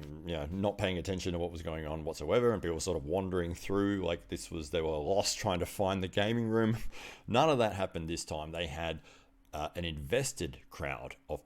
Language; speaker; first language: English; native; English